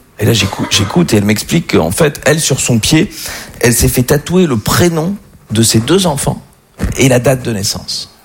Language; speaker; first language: French; native; French